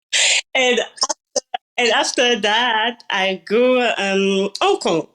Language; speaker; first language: English; non-native, learner; French